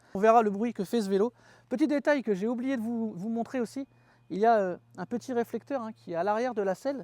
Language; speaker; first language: French; native; French